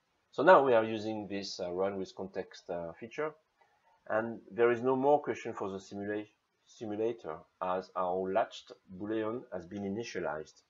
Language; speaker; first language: English; non-native, fluent; French